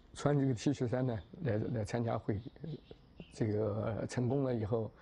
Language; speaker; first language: Chinese; native; Chinese